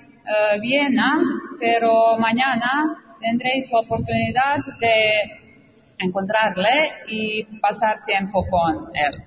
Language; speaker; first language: Spanish; non-native, fluent; Serbian